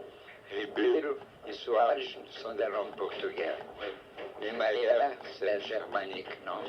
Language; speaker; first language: French; non-native, fluent; Portuguese